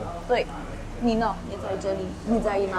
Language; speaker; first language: Chinese; non-native, learner; French